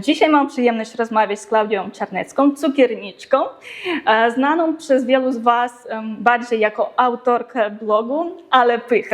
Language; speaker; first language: Polish; native; Polish